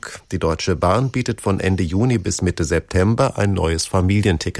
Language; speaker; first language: German; native; German